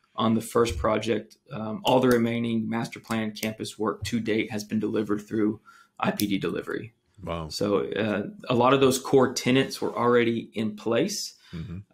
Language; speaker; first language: English; native; English